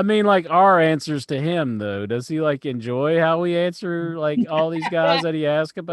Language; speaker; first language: English; native; English